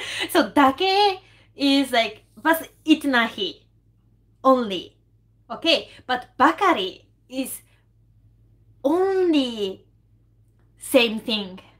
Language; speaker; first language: English; non-native, fluent; Japanese